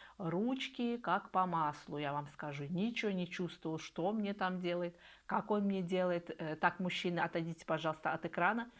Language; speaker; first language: Russian; native; Russian